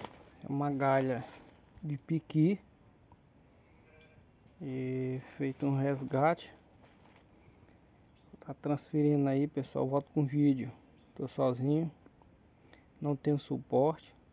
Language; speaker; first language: Portuguese; native; Portuguese